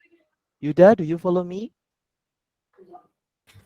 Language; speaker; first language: English; non-native, learner; Indonesian